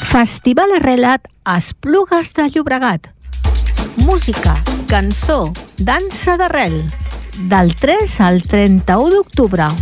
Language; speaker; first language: Catalan; native; Catalan